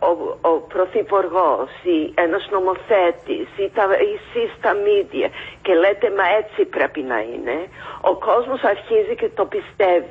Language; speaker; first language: Greek; non-native, fluent; English